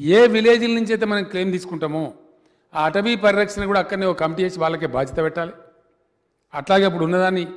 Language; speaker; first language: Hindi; non-native, local second language; Telugu